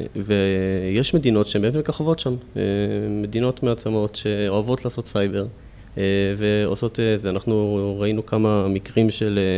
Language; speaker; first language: Hebrew; native; Hebrew